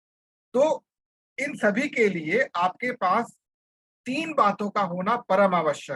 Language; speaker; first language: Hindi; native; Hindi